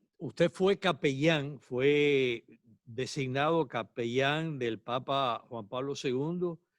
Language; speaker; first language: Spanish; native; Spanish